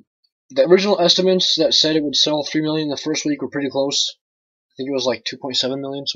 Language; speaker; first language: English; native; English